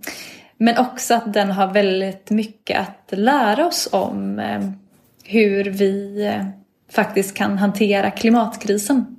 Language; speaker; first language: Swedish; native; Swedish